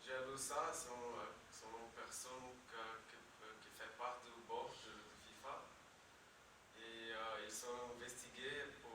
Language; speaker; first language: French; non-native, learner; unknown